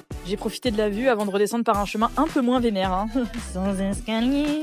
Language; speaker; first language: French; native; French